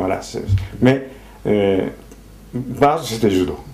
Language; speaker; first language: French; non-native, fluent; Japanese